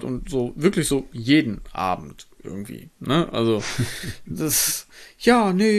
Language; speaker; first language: German; native; German